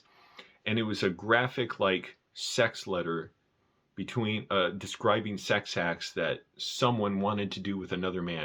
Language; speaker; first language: English; native; English